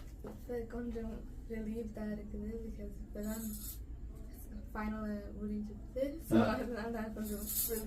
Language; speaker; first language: Tamil; early bilingual, heritage; Tamil